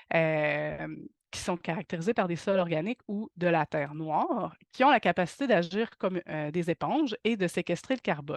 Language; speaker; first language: French; native; French